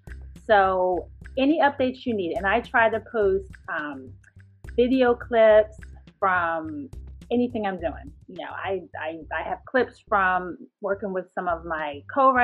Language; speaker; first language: English; native; English